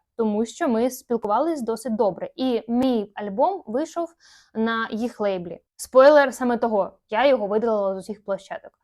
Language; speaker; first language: Ukrainian; non-native, local second language; Russian